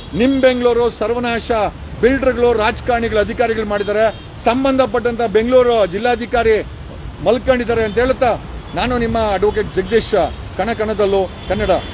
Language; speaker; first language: Kannada; native; Kannada